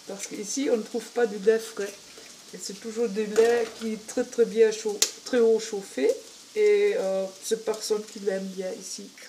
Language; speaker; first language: French; non-native, fluent; German